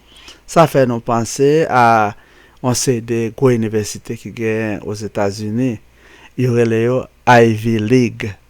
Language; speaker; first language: French; non-native, local second language; Haitian Creole